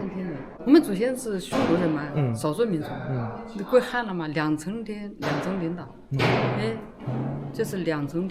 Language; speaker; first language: Chinese; native; Chinese